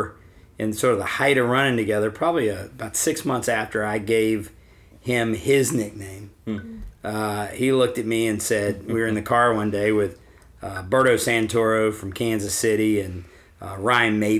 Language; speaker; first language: English; native; English